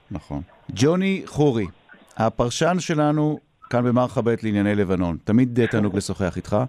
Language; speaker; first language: Hebrew; native; Hebrew